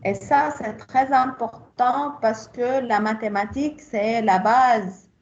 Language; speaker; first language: French; non-native, local second language; Arabic